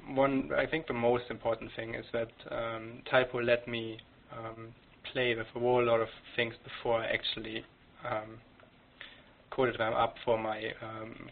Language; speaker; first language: English; non-native, fluent; German